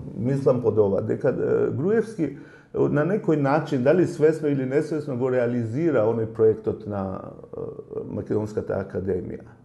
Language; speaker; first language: Macedonian; non-native, local second language; Albanian